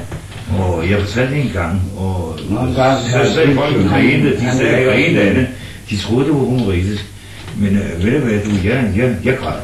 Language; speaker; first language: Danish; native; Danish